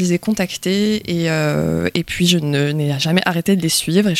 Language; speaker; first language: French; native; French